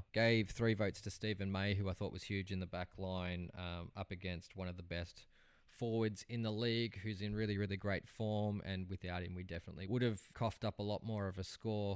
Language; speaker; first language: English; native; English